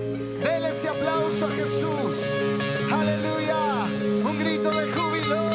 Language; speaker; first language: Spanish; native; Spanish